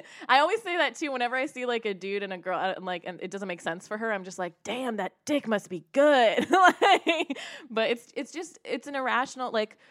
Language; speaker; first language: English; early bilingual, other home language; Hindi